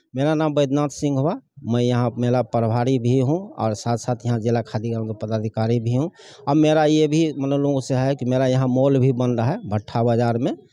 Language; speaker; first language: Hindi; native; Hindi